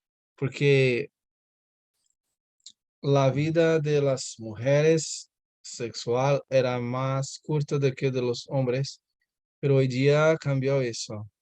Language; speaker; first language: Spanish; non-native, learner; Portuguese